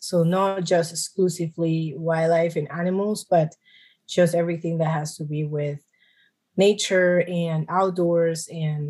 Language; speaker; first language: English; native; English